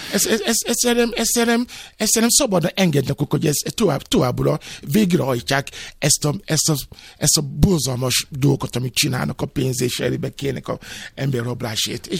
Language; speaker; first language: Hungarian; non-native, fluent; Yoruba